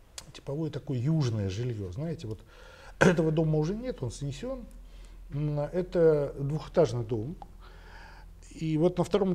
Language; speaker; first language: Russian; native; Russian